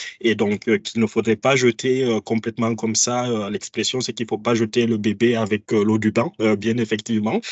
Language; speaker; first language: French; native; French